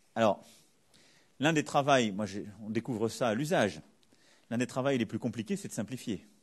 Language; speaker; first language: French; native; French